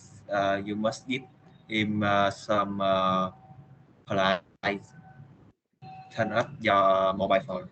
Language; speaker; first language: English; non-native, learner; Vietnamese